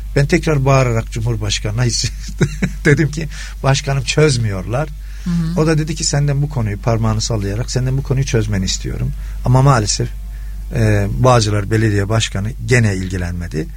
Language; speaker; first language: Turkish; native; Turkish